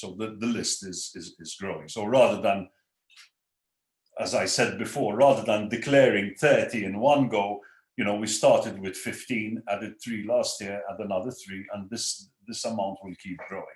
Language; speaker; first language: English; non-native, local second language; Maltese